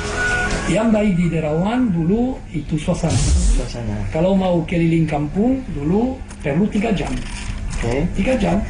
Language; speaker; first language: Indonesian; non-native, fluent; French